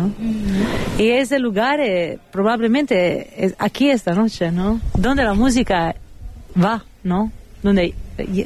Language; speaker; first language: Spanish; non-native, fluent; Italian